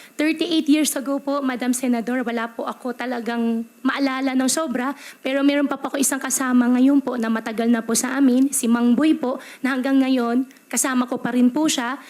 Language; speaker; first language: Filipino; native; Filipino